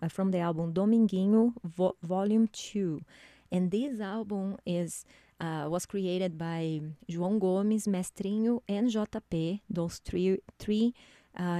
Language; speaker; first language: English; non-native, fluent; Portuguese